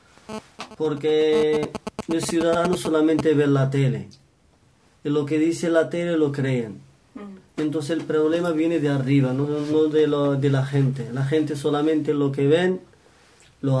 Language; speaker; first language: Spanish; non-native, fluent; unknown